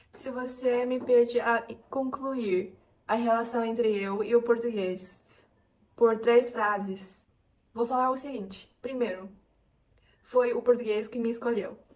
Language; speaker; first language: Portuguese; non-native, fluent; Chinese